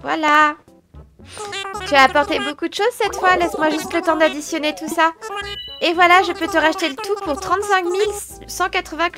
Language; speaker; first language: French; native; French